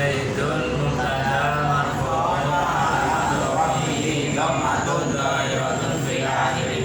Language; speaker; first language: Arabic; non-native, learner; Indonesian